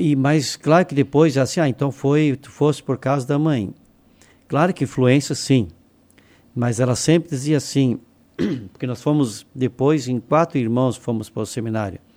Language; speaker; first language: Portuguese; non-native, local second language; German